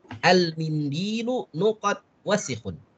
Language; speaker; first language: Arabic; non-native, fluent; Indonesian